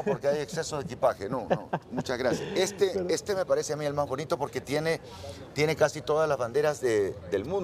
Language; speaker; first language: Spanish; native; Spanish